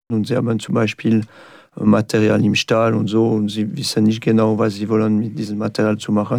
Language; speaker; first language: German; non-native, learner; French